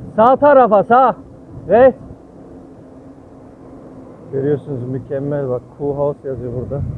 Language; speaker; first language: Turkish; early bilingual, heritage; Turkish